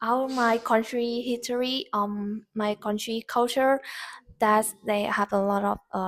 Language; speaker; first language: English; non-native, learner; Vietnamese